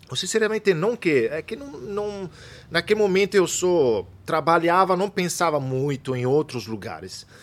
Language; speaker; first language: Portuguese; non-native, fluent; Italian